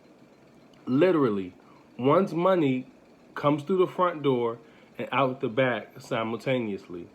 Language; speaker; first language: English; native; English